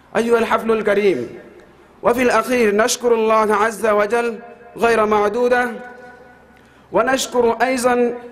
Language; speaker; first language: Arabic; non-native, fluent; Bangla